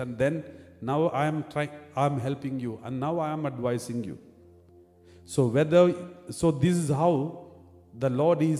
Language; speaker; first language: English; non-native, local second language; Malayalam